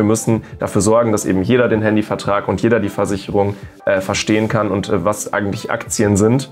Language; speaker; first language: German; native; German